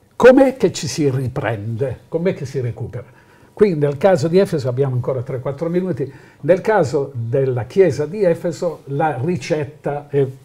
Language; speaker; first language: Italian; native; Italian